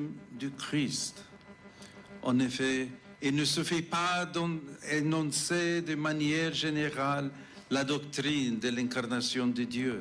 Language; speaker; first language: French; non-native, fluent; English